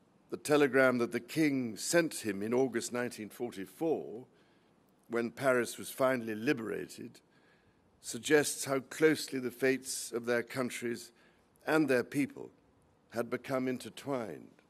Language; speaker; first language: English; native; English